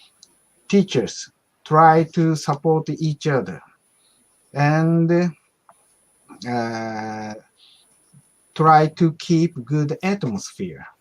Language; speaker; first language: English; non-native, learner; Japanese